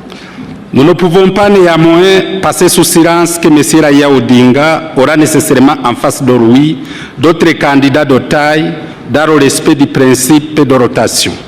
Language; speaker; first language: French; non-native, local second language; Rundi